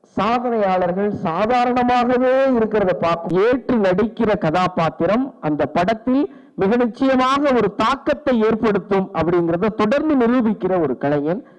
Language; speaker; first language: Tamil; native; Tamil